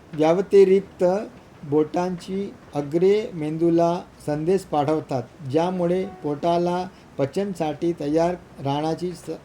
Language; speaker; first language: Marathi; non-native, local second language; Gujarati